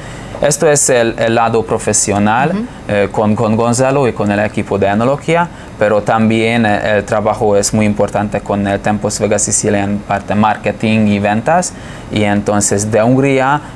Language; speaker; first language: Spanish; non-native, fluent; Hungarian